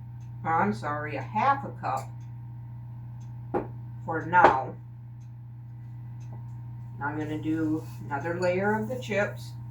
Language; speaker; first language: English; native; English